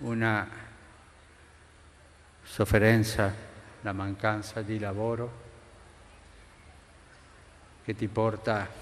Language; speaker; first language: Italian; non-native, fluent; Spanish